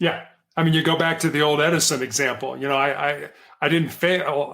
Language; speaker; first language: English; native; English